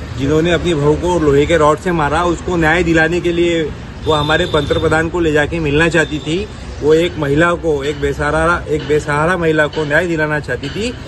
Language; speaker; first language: Hindi; non-native, local second language; Marathi